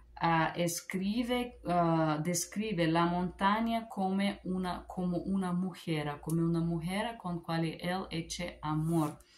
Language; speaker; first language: Spanish; non-native, learner; Macedonian